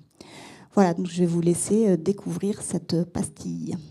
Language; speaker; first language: French; native; French